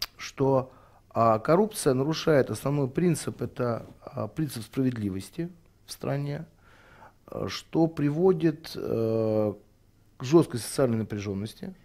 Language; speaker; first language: Russian; native; Russian